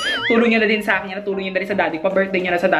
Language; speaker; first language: Filipino; native; Filipino